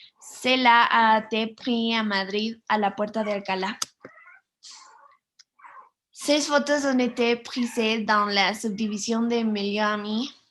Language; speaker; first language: French; non-native, learner; Spanish